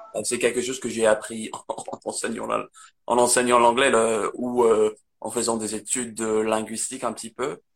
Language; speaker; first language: French; non-native, fluent; English